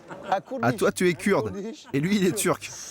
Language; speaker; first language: French; native; French